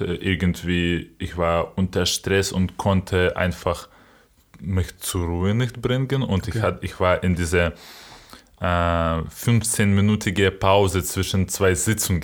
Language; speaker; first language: German; non-native, fluent; Ukrainian